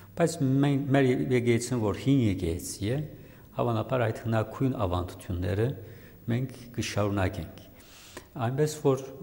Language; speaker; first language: Armenian; native; Armenian